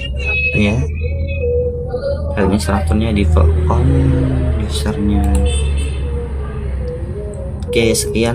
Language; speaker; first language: Indonesian; native; Indonesian